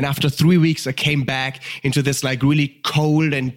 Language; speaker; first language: English; non-native, fluent; German